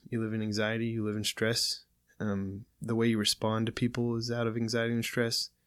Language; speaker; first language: English; native; English